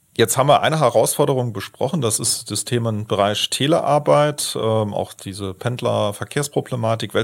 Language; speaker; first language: German; native; German